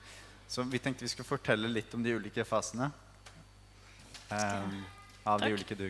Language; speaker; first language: Norwegian; native; Norwegian